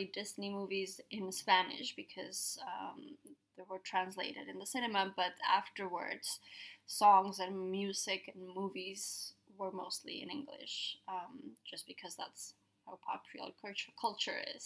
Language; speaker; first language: English; non-native, fluent; Spanish